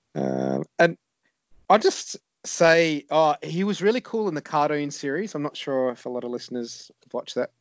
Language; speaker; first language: English; native; English